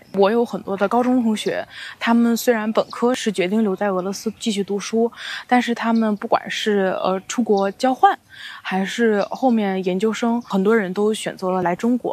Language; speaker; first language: Chinese; non-native, fluent; Russian